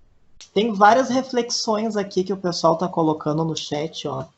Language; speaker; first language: Portuguese; native; Portuguese